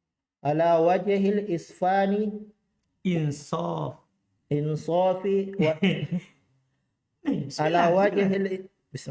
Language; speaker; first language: Arabic; non-native, learner; Indonesian